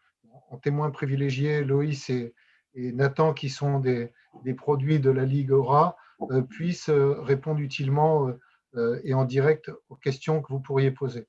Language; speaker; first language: French; native; French